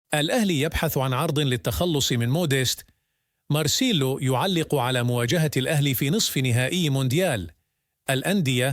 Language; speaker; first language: Arabic; native; Arabic